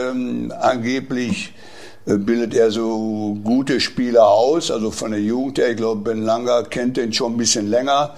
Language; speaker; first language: German; native; German